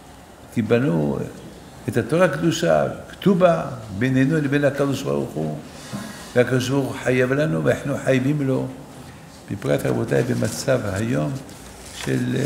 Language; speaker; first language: Hebrew; non-native, fluent; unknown